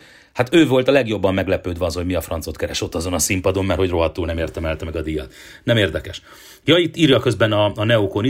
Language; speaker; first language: Hungarian; native; Hungarian